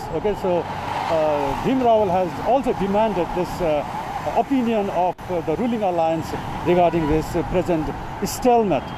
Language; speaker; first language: English; non-native, local second language; Nepali